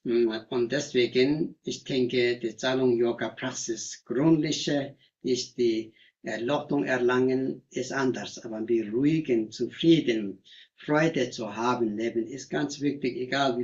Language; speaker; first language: German; non-native, learner; Tibetan